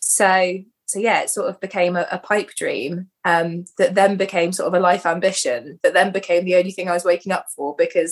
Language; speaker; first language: English; native; English